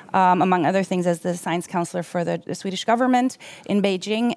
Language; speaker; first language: English; non-native, fluent; German